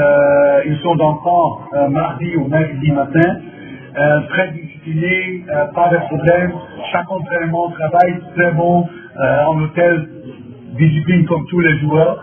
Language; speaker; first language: French; non-native, fluent; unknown